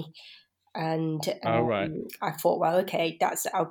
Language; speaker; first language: English; native; English